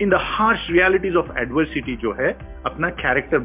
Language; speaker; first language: English; non-native, local second language; Telugu